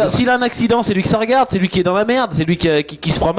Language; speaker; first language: French; native; French